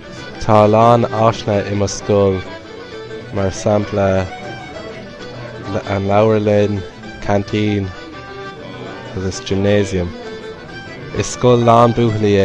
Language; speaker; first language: Irish; non-native, learner; English